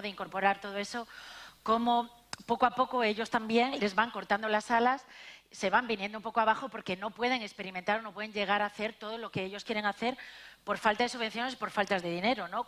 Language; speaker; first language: Spanish; native; Spanish